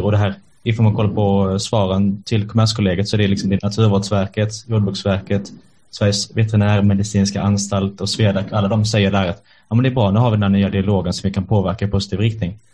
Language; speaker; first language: Swedish; native; Swedish